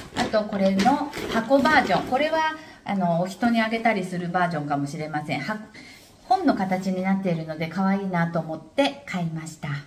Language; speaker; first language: Japanese; native; Japanese